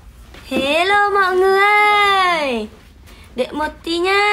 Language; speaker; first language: Vietnamese; non-native, learner; Indonesian